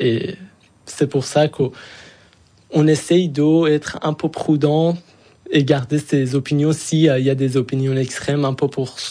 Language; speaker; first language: French; non-native, fluent; Persian